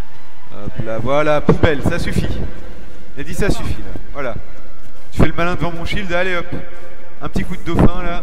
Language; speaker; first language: French; native; French